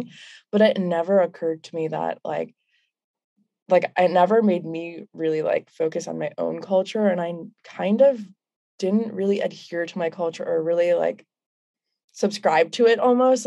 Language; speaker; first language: English; native; English